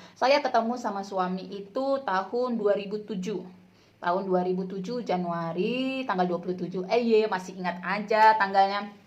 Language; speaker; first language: Indonesian; native; Indonesian